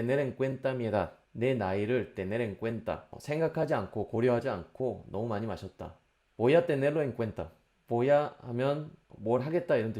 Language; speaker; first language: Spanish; non-native, fluent; Korean